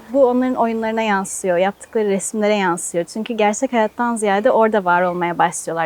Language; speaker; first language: Turkish; native; Turkish